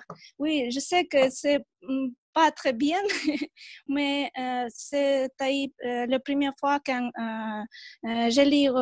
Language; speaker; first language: French; non-native, learner; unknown